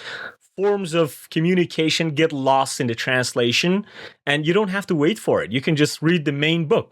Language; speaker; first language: English; non-native, fluent; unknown